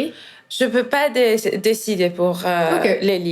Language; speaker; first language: French; non-native, fluent; Persian